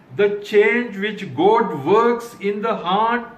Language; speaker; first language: English; non-native, local second language; Sinhala